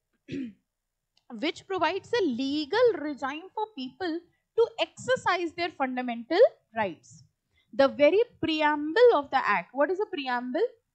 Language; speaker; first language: English; non-native, local second language; Hindi